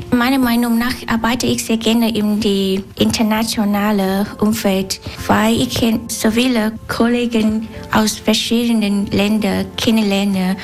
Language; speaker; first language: German; non-native, learner; Vietnamese